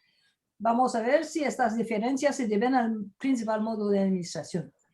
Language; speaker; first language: Spanish; non-native, fluent; French